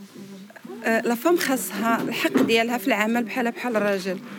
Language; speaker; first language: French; non-native, learner; Arabic